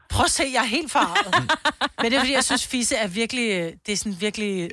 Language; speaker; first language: Danish; native; Danish